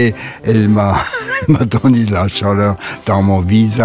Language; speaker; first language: French; non-native, local second language; German